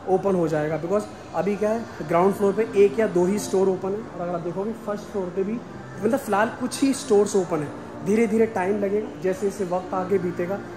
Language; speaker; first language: Hindi; non-native, local second language; Marathi